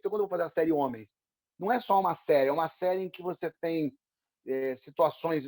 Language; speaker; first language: Portuguese; native; Portuguese